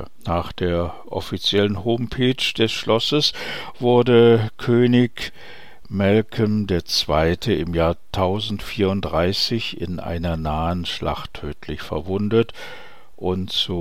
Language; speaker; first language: German; native; German